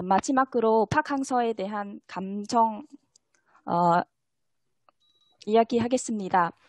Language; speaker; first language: Korean; non-native, fluent; Vietnamese